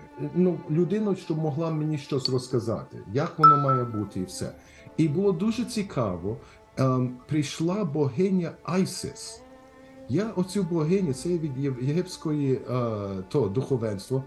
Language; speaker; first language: Ukrainian; early bilingual, heritage; Ukrainian